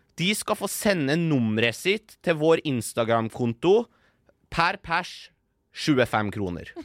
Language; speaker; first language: Norwegian; early bilingual, other home language; Persian